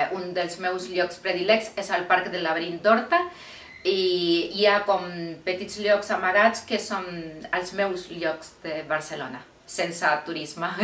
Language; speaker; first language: Catalan; non-native, fluent; Spanish